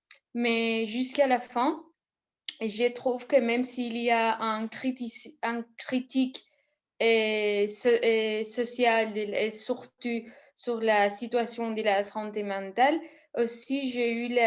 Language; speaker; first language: French; non-native, learner; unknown